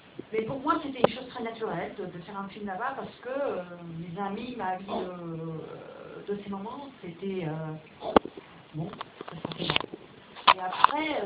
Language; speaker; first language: French; non-native, fluent; Spanish